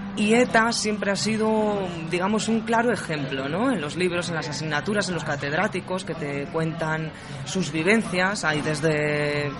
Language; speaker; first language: Spanish; native; Spanish